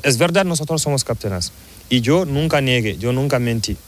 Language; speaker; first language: Spanish; non-native, learner; Fula